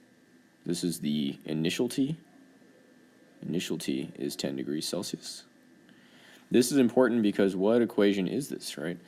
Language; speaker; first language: English; native; English